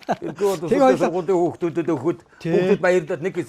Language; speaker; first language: Mongolian; native; Mongolian